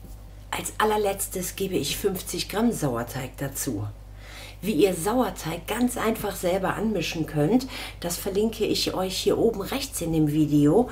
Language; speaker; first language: German; native; German